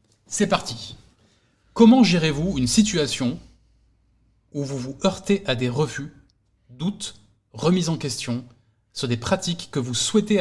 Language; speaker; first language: French; native; French